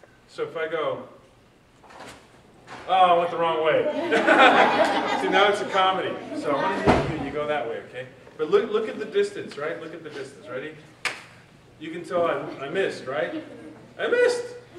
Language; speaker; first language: English; early bilingual, other home language; Spanish